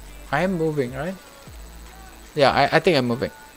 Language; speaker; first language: English; non-native, fluent; Indonesian